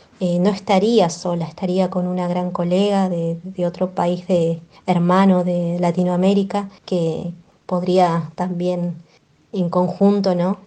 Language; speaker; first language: Spanish; native; Spanish